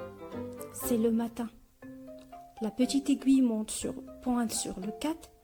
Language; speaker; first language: French; non-native, local second language; Arabic